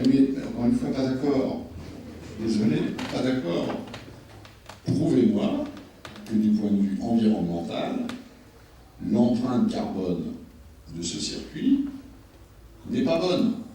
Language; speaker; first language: French; native; French